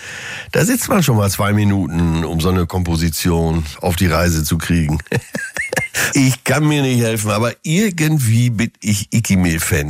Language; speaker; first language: German; native; German